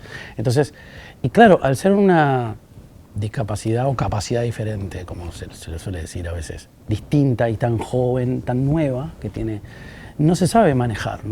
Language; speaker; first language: Spanish; native; Spanish